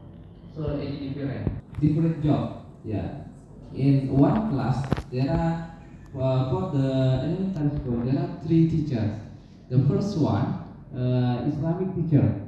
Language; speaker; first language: English; non-native, learner; Indonesian